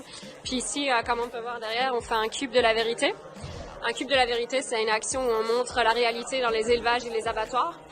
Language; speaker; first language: French; native; French